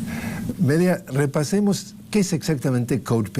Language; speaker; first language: Spanish; native; Spanish